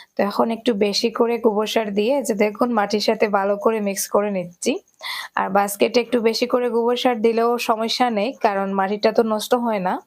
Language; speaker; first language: Bangla; native; Bangla